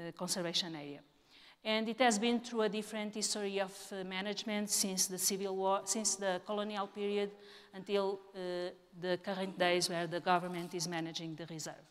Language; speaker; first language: English; non-native, fluent; Portuguese